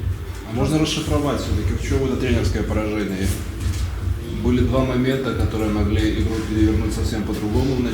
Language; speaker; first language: Russian; native; Russian